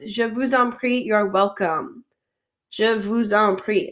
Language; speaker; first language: French; non-native, fluent; English